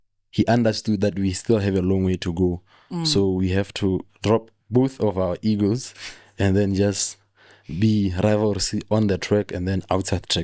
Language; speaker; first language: English; non-native, local second language; Tswana